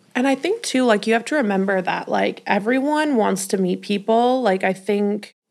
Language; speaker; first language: English; native; English